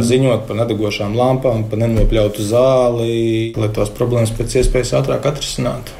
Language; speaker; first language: Latvian; native; Latvian